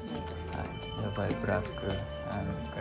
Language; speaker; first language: Japanese; non-native, learner; English